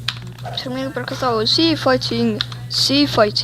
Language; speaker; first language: Icelandic; early bilingual, heritage; Swedish